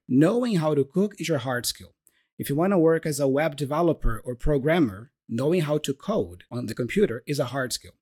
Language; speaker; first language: English; non-native, fluent; Portuguese